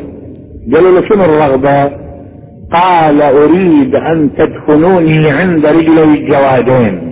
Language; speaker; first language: Arabic; native; Arabic